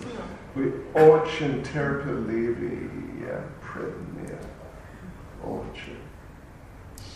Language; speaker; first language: Russian; non-native, learner; English